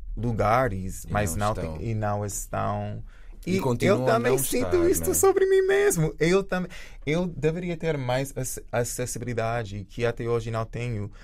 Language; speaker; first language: Portuguese; early bilingual, other home language; Jamaican Creole English